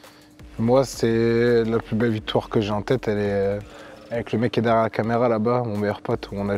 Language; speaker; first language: French; native; French